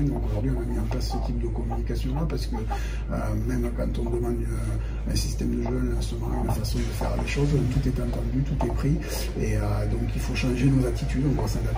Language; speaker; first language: French; native; French